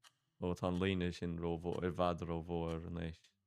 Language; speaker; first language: Irish; non-native, local second language; English